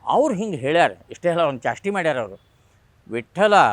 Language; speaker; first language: Kannada; non-native, local second language; Marathi